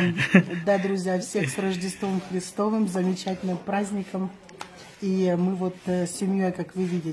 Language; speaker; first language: Russian; native; Russian